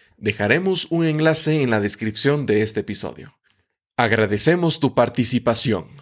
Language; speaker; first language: Spanish; native; Spanish